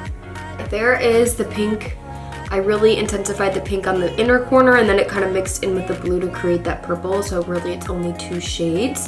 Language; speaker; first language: English; native; English